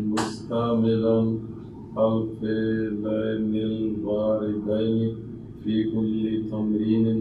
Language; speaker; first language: Arabic; non-native, learner; Urdu